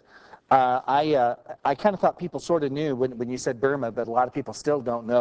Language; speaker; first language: English; native; English